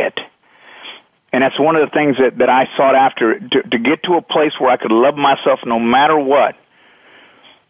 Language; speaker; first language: English; native; English